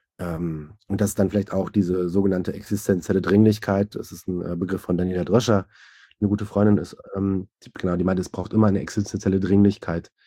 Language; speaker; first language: German; early bilingual, other home language; Turkish